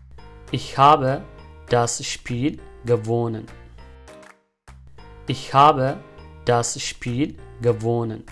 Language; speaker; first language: German; non-native, fluent; Amharic